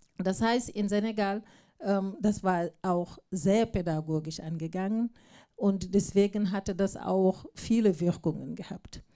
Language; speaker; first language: German; non-native, fluent; Fula